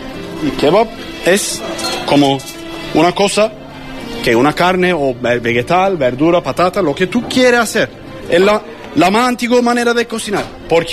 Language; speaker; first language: Spanish; non-native, learner; Turkish